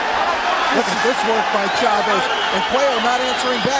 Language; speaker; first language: English; native; English